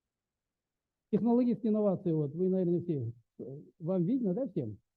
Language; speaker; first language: Russian; native; Russian